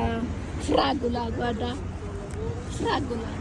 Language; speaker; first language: Italian; non-native, learner; Filipino